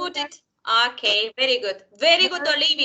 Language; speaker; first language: English; non-native, fluent; Spanish